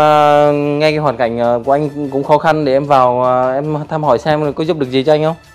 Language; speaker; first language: Vietnamese; native; Vietnamese